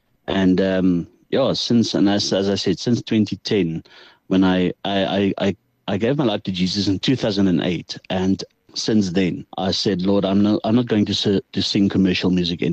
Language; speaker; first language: English; non-native, local second language; Afrikaans